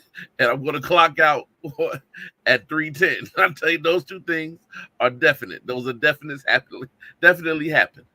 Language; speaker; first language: English; native; English